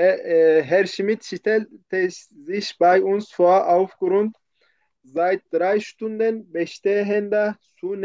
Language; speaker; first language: German; non-native, learner; Turkish